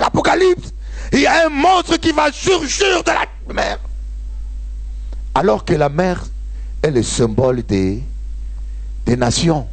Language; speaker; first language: French; non-native, local second language; Lingala